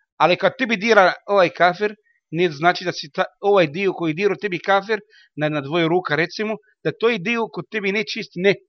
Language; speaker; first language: Bosnian; non-native, learner; Arabic